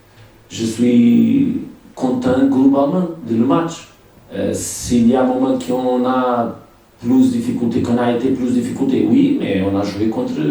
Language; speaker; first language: French; non-native, fluent; Portuguese